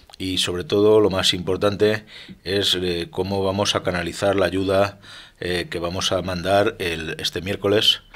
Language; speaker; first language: Spanish; native; Spanish